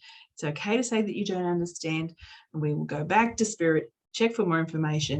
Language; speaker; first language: English; native; English